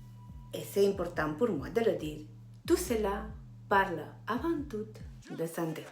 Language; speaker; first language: French; non-native, fluent; Spanish